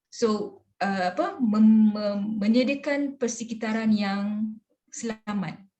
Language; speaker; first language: Malay; native; Malay